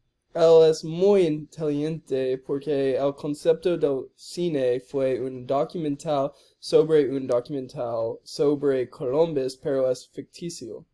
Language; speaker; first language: Spanish; non-native, learner; English